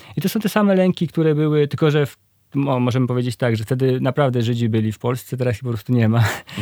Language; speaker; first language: Polish; native; Polish